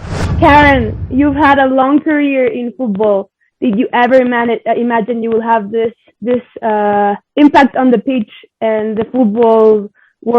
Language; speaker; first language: English; non-native, fluent; Spanish